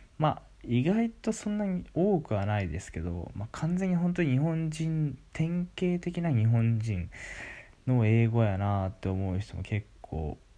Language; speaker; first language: Japanese; native; Japanese